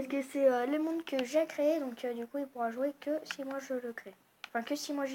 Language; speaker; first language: French; native; French